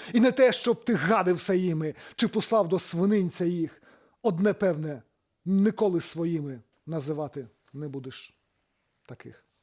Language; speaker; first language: Belarusian; native; Belarusian